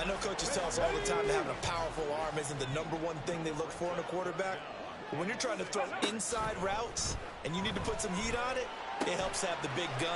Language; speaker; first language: English; native; English